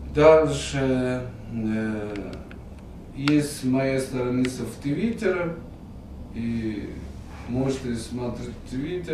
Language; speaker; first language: Russian; non-native, fluent; Persian